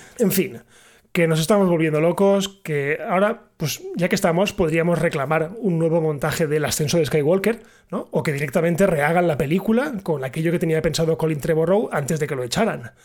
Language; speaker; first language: Spanish; native; Spanish